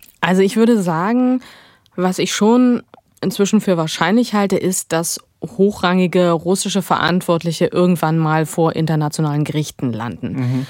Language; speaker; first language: German; native; German